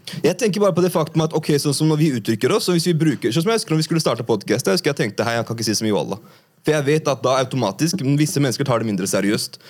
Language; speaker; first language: Norwegian; early bilingual, other home language; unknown